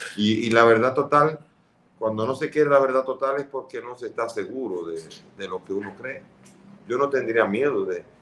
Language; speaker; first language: Spanish; early bilingual, other home language; Catalan